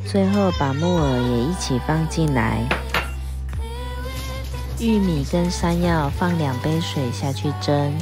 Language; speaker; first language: Chinese; native; Chinese